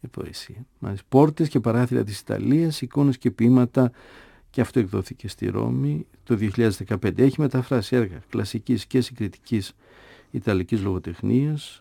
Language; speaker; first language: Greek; native; Greek